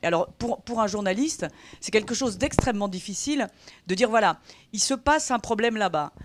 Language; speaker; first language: French; native; French